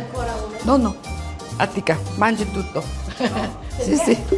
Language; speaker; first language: Italian; non-native, fluent; Korean